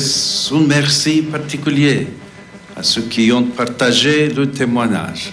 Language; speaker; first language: French; non-native, fluent; English